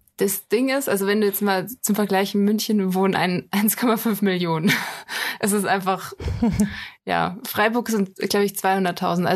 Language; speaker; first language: German; native; German